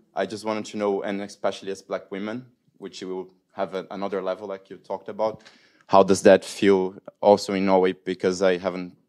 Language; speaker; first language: English; non-native, fluent; Portuguese